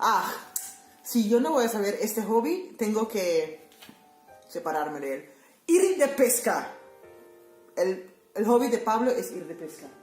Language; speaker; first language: Spanish; non-native, fluent; Papiamento